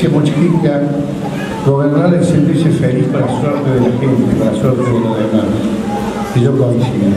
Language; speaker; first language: Spanish; native; Spanish